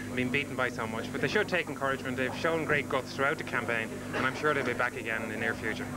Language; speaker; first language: English; native; English